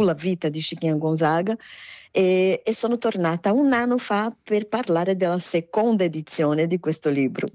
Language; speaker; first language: Italian; non-native, fluent; Portuguese